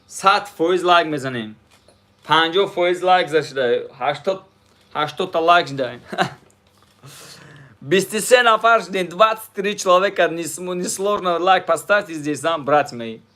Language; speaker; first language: Russian; non-native, learner; Tajik